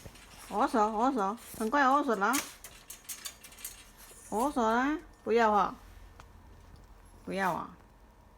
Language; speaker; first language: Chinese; non-native, learner; Filipino